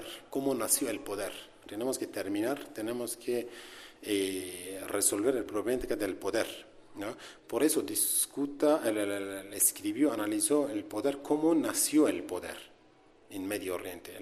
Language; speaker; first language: Spanish; non-native, learner; Kurdish